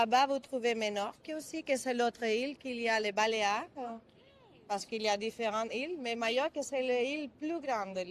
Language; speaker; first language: French; non-native, learner; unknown